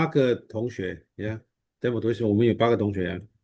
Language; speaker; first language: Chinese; non-native, fluent; Indonesian